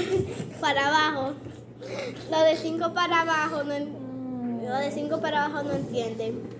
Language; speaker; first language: Spanish; native; Spanish